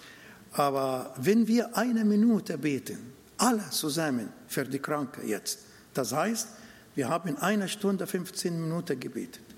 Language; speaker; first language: German; non-native, learner; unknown